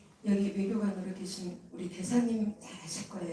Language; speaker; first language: Korean; native; Korean